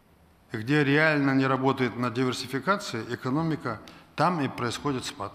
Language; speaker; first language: Russian; non-native, local second language; Kazakh